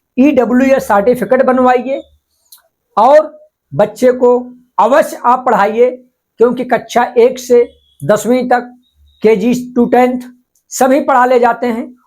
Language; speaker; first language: Hindi; non-native, local second language; Marathi